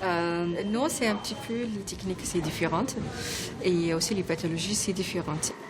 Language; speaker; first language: French; non-native, learner; Arabic